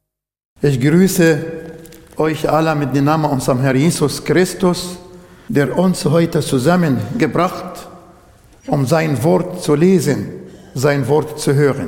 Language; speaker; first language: German; non-native, fluent; Arabic